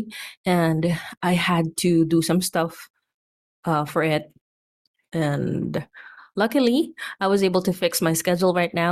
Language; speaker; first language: English; non-native, local second language; Filipino